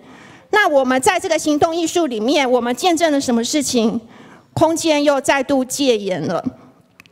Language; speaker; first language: Chinese; native; Chinese